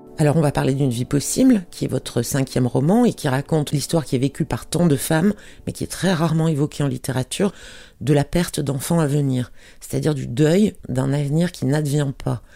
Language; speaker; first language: French; native; French